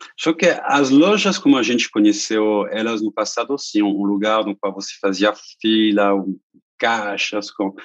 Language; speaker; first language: Portuguese; non-native, fluent; French